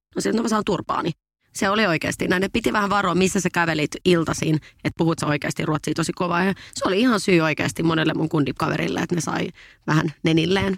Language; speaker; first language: Finnish; non-native, local second language; Swedish